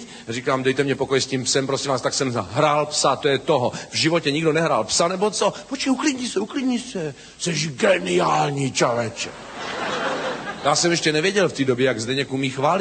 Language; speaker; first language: Czech; native; Czech